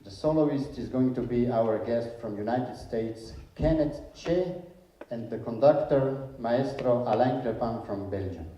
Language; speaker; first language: English; non-native, fluent; Slovenian